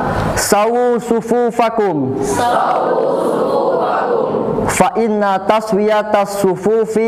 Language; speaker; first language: Arabic; non-native, learner; Indonesian